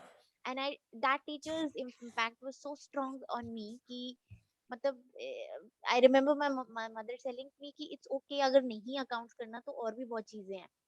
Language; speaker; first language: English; non-native, local second language; Hindi